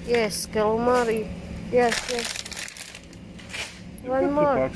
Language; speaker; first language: English; non-native, learner; Filipino